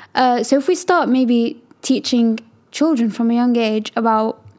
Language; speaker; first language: English; native; English